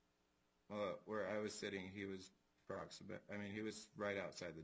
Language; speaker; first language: English; native; English